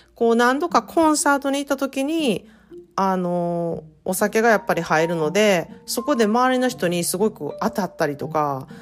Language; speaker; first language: Japanese; native; Japanese